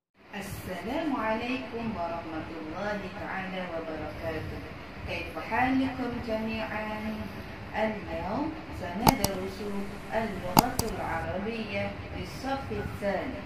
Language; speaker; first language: Arabic; non-native, fluent; Malay